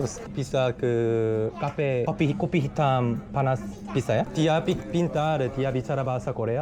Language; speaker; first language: Indonesian; non-native, learner; Korean